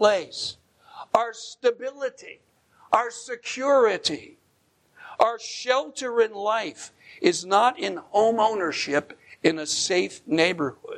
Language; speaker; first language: English; native; English